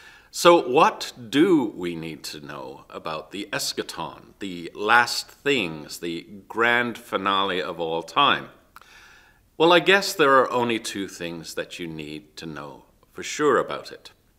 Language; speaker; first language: English; native; English